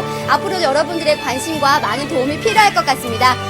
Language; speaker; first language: Korean; native; Korean